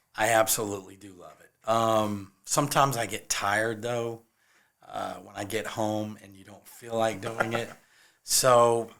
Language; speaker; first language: English; native; English